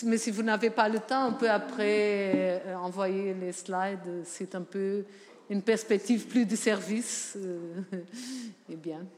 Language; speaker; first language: French; non-native, fluent; Portuguese